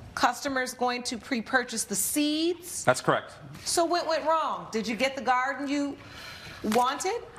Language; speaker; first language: English; native; English